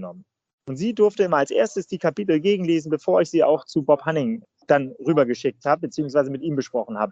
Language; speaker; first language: German; native; German